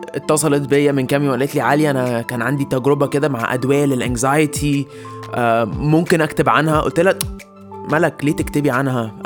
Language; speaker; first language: Arabic; early bilingual, heritage; Arabic